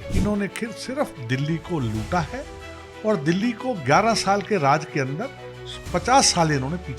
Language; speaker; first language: Hindi; native; Hindi